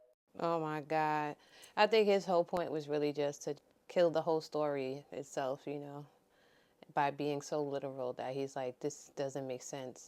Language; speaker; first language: English; native; English